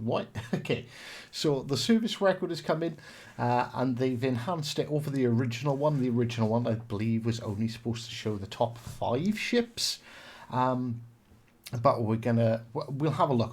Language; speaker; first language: English; native; English